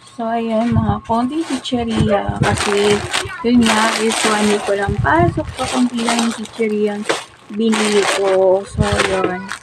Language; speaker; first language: Filipino; non-native, local second language; Bikol